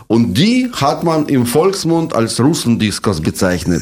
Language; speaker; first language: German; non-native, fluent; Russian